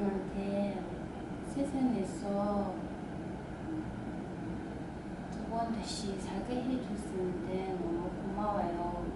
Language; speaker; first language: Korean; non-native, learner; Mongolian